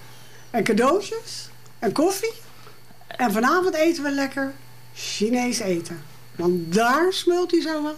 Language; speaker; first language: Dutch; native; Dutch